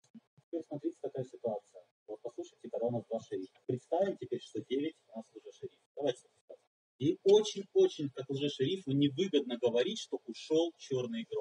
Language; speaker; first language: Russian; native; Russian